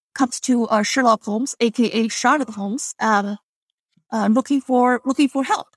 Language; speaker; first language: English; non-native, fluent; Chinese